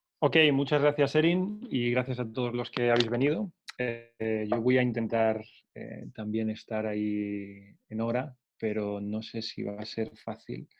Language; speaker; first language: Spanish; native; Spanish